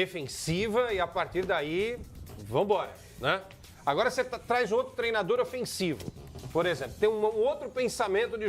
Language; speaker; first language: Portuguese; native; Portuguese